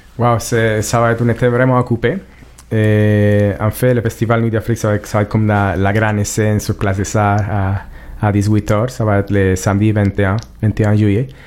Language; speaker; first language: French; non-native, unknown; Spanish